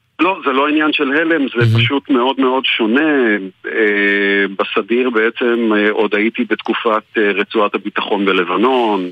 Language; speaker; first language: Hebrew; native; Hebrew